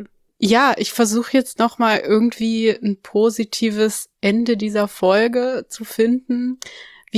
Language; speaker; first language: German; native; German